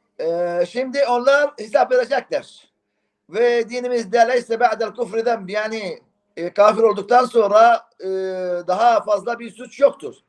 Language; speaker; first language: Turkish; non-native, fluent; Arabic